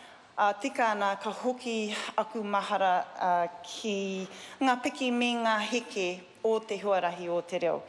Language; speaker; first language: Māori; non-native, learner; English